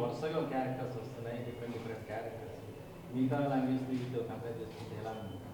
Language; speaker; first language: Telugu; native; Telugu